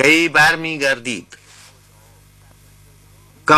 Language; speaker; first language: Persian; non-native, fluent; Urdu